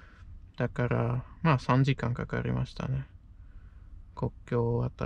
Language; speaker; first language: Japanese; non-native, fluent; Polish